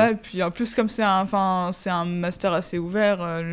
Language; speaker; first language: French; native; French